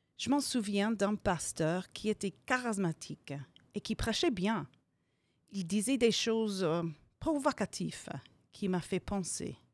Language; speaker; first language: French; non-native, fluent; English